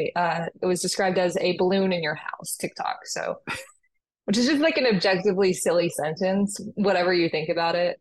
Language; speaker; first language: English; native; English